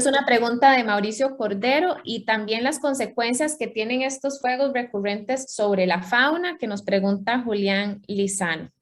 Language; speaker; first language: Spanish; native; Spanish